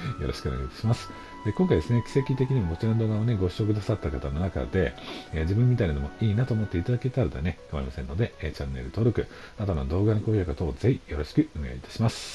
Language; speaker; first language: Japanese; native; Japanese